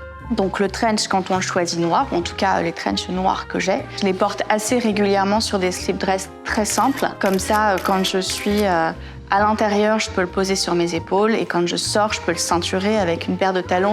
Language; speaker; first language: French; native; French